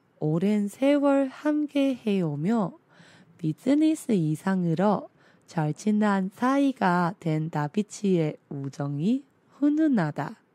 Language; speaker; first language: Korean; non-native, fluent; Chinese